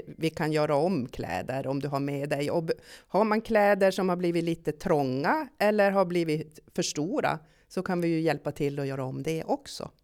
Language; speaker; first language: Swedish; native; Swedish